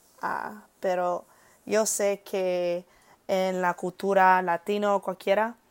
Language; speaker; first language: Spanish; early bilingual, heritage; English